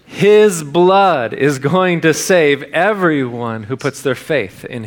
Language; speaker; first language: English; native; English